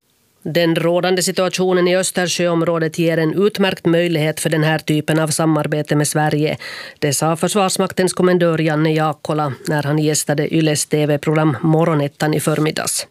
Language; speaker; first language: Swedish; native; Swedish